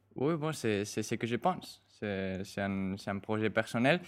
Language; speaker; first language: French; non-native, fluent; Spanish